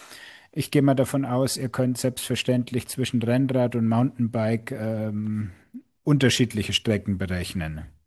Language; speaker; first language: German; native; German